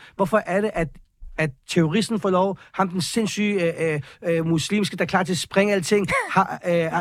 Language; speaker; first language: Danish; early bilingual, other home language; Persian